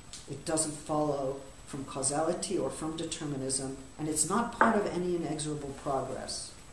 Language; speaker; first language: English; native; English